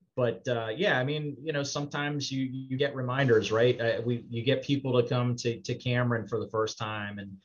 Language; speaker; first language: English; native; English